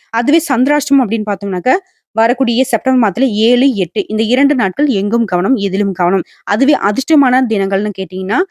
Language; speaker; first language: Tamil; native; Tamil